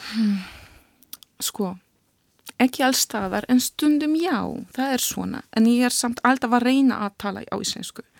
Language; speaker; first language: Icelandic; non-native, learner; Polish